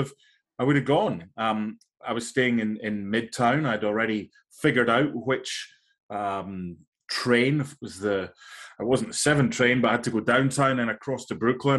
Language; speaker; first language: English; native; English